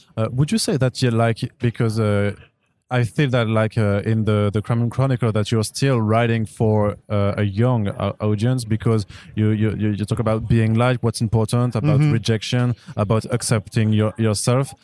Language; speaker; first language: English; non-native, fluent; French